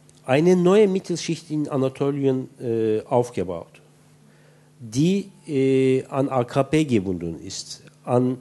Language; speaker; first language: German; non-native, fluent; Turkish